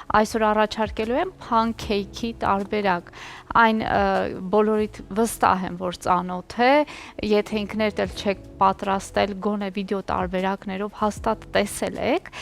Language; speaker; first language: Armenian; native; Armenian